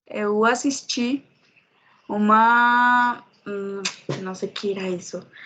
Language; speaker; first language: Portuguese; non-native, learner; Spanish